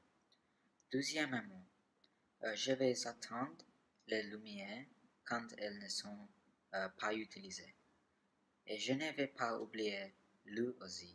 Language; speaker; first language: French; non-native, learner; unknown